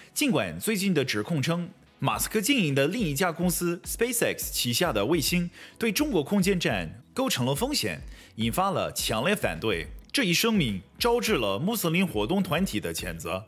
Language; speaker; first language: Chinese; non-native, fluent; English